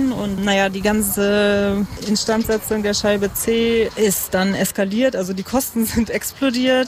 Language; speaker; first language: German; native; German